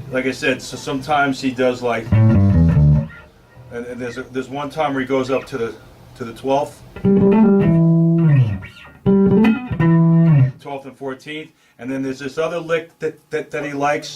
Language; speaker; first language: English; native; English